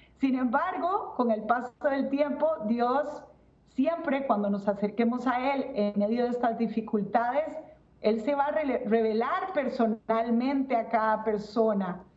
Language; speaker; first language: Spanish; native; Spanish